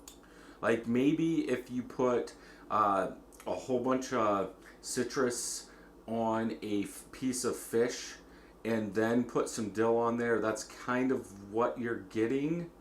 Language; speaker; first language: English; native; English